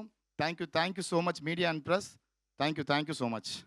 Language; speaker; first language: Telugu; non-native, learner; Tamil